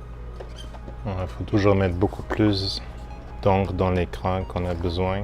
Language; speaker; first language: French; non-native, fluent; German